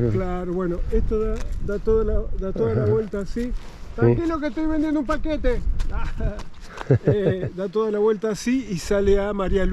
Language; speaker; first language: Spanish; native; Spanish